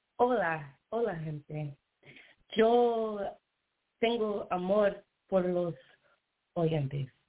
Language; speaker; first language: Spanish; non-native, learner; English